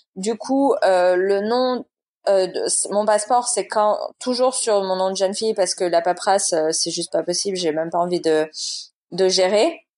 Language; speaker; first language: French; native; French